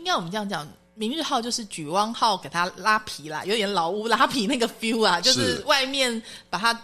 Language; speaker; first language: Chinese; native; Chinese